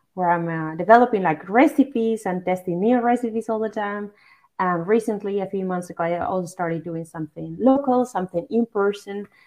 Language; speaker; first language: English; non-native, fluent; Basque